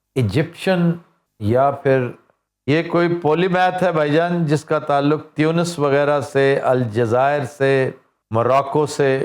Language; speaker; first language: Urdu; non-native, local second language; Punjabi